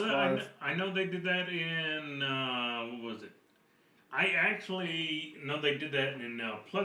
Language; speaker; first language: English; native; English